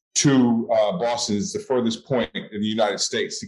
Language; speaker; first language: English; native; English